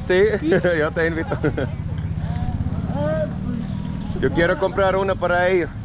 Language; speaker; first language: Spanish; non-native, learner; Finnish